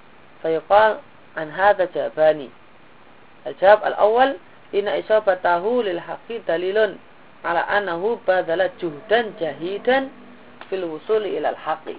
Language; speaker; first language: Arabic; non-native, fluent; Indonesian